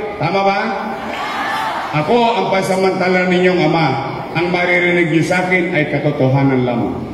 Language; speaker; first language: Filipino; native; Filipino